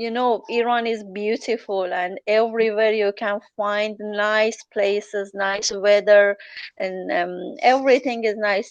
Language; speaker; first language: English; non-native, learner; Persian